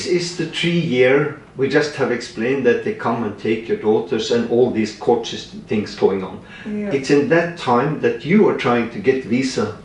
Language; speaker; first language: English; non-native, fluent; Norwegian